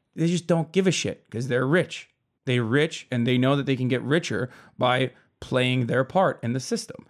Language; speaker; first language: English; native; English